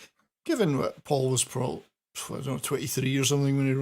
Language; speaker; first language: English; native; English